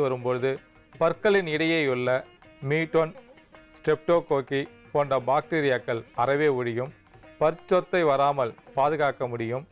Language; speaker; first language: Tamil; native; Tamil